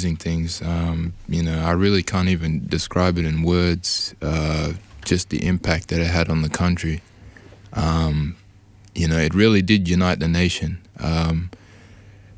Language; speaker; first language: English; native; English